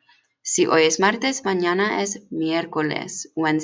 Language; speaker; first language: Spanish; non-native, fluent; English